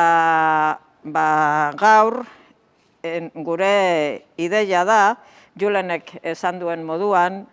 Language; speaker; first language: Basque; native; Basque